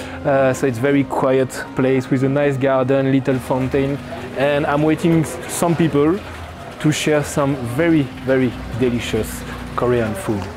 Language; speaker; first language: English; non-native, fluent; French